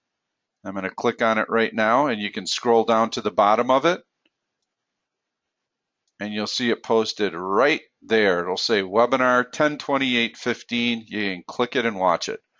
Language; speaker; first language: English; native; English